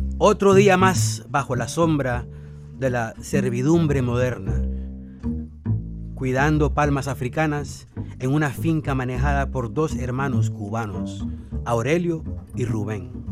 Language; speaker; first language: Spanish; early bilingual, heritage; Spanish